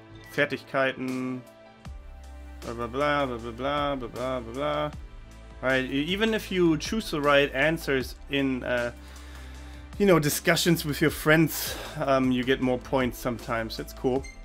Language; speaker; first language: English; non-native, fluent; German